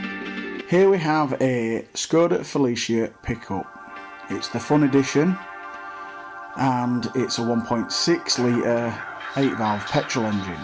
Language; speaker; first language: English; native; English